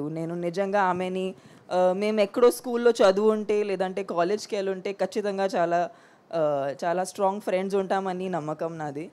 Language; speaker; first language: Telugu; non-native, fluent; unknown